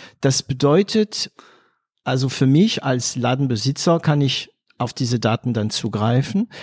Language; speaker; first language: German; non-native, fluent; French